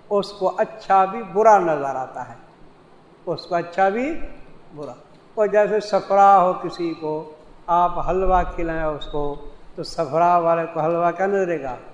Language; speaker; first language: Urdu; non-native, local second language; Saraiki